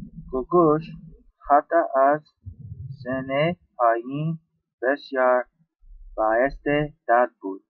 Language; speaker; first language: Persian; non-native, learner; English